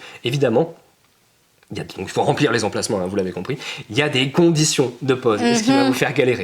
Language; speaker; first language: French; native; French